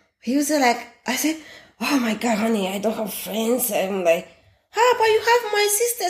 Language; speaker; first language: English; non-native, local second language; Ewe